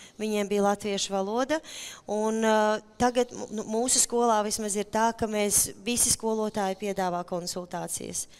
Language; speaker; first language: Latvian; native; Latvian